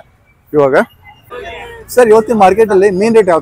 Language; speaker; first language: Kannada; native; Kannada